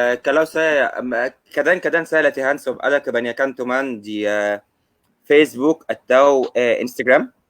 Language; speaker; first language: Indonesian; non-native, learner; Arabic